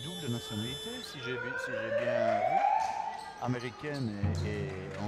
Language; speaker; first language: French; native; French